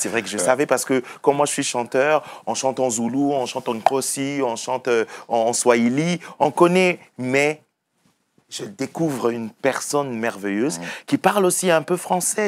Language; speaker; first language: French; native; French